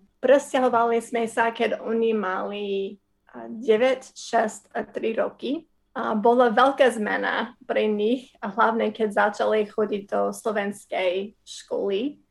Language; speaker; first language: Slovak; non-native, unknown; English